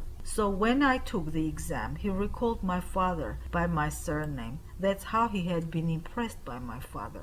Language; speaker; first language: English; non-native, fluent; Armenian